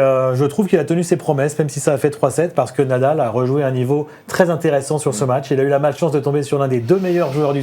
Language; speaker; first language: French; native; French